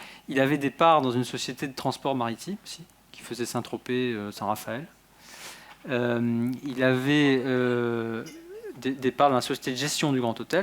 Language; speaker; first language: French; native; French